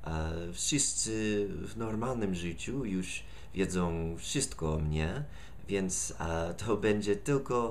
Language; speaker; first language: Polish; non-native, fluent; English